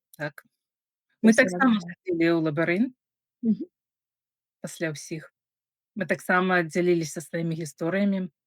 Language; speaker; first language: Belarusian; non-native, local second language; Russian